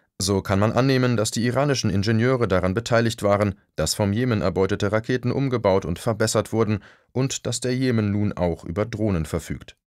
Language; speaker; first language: German; native; German